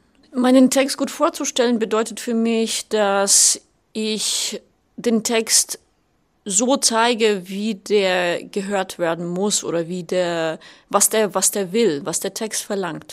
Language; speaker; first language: German; native; German